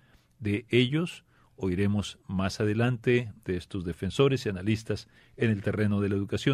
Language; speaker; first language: Spanish; native; Spanish